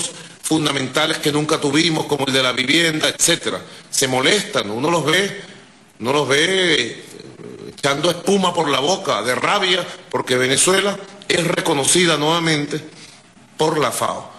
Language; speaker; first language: Spanish; native; Spanish